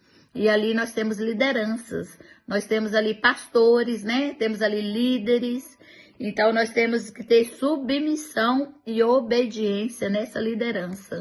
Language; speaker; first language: Portuguese; native; Portuguese